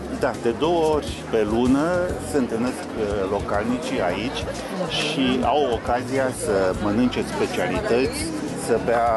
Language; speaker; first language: Romanian; native; Romanian